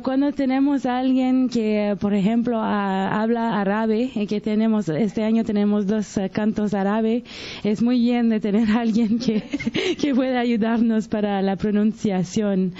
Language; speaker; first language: Spanish; early bilingual, heritage; Spanish